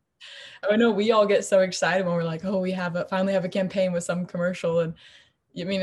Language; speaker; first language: English; native; English